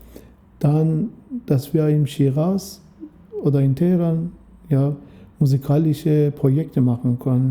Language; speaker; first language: German; non-native, fluent; Persian